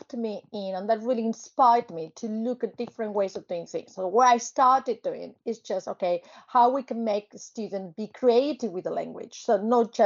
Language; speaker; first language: English; non-native, fluent; Spanish